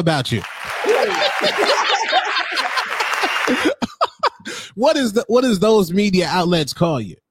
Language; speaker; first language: English; native; English